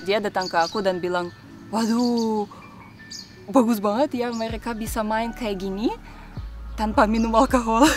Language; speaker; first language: Indonesian; non-native, fluent; Russian